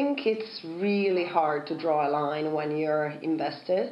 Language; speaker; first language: English; non-native, fluent; Italian